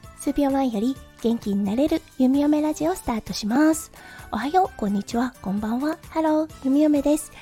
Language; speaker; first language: Japanese; native; Japanese